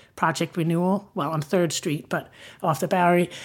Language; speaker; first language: English; non-native, fluent; Danish